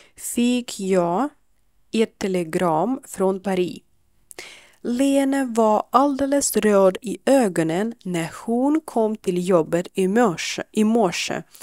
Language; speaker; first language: Swedish; non-native, fluent; Ukrainian